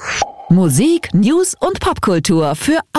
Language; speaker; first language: German; native; German